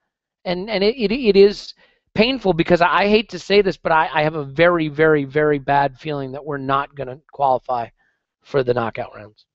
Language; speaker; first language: English; native; English